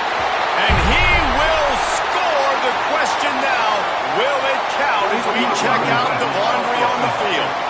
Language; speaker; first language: English; native; English